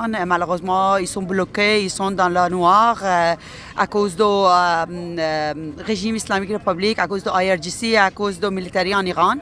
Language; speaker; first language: French; non-native, local second language; Persian